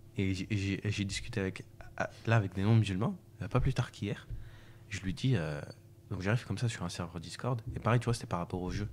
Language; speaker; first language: French; native; French